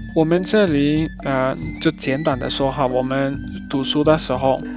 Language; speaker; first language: Chinese; non-native, fluent; Spanish